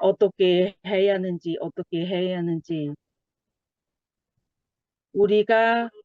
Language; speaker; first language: Korean; non-native, learner; Thai